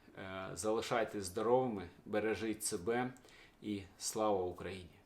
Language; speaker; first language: Ukrainian; non-native, local second language; Russian